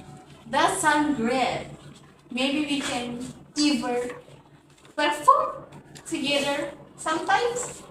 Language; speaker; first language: English; non-native, learner; Indonesian